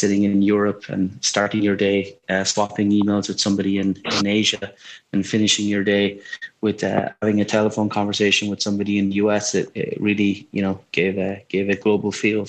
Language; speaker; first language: English; native; English